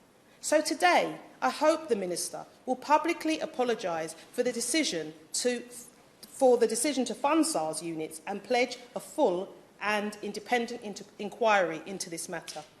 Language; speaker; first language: English; native; English